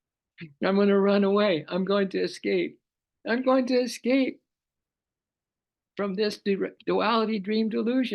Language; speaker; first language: English; native; English